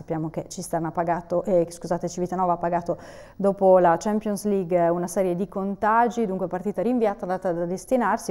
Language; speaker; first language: Italian; native; Italian